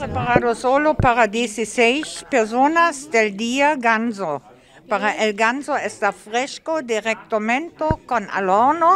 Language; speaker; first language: Spanish; non-native, learner; German